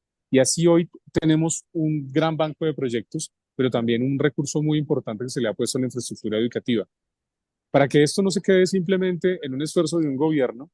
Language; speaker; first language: Spanish; native; Spanish